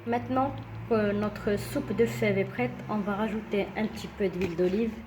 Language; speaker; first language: French; non-native, local second language; Arabic